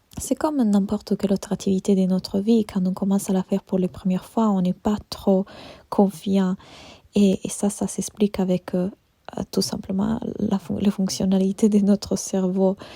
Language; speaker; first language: French; non-native, fluent; Italian